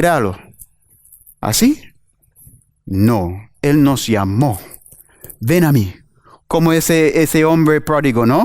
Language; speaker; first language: Spanish; non-native, learner; English